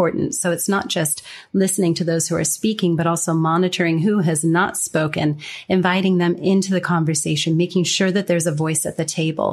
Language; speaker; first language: English; native; English